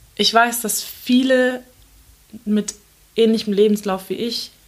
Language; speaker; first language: German; early bilingual, other home language; Turkish